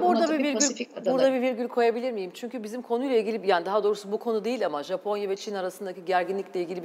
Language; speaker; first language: Turkish; native; Turkish